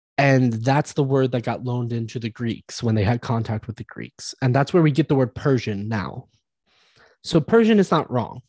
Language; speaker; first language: English; native; English